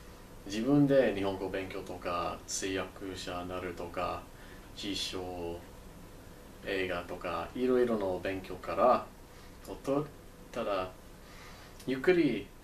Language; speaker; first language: Japanese; non-native, learner; English